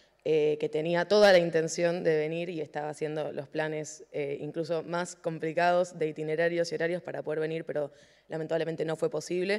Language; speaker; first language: Spanish; native; Spanish